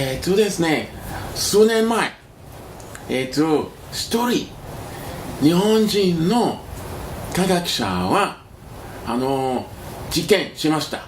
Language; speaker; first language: Japanese; non-native, learner; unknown